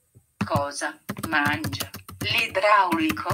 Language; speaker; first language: Italian; non-native, learner; English